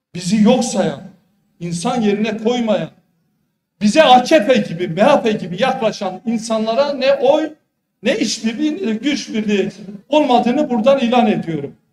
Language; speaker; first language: Turkish; non-native, local second language; Kurdish